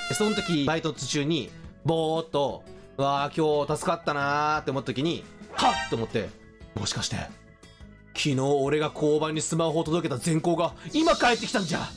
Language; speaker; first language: Japanese; native; Japanese